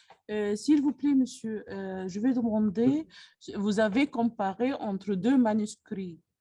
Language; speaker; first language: French; non-native, learner; Arabic